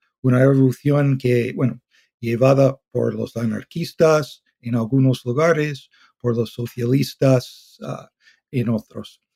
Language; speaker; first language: Spanish; non-native, fluent; English